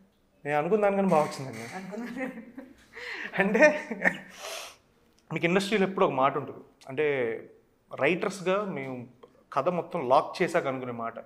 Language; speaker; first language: Telugu; native; Telugu